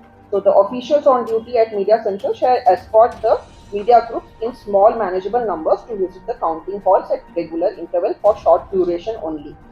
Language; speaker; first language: English; non-native, local second language; Bangla